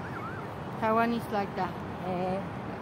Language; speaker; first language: English; non-native, learner; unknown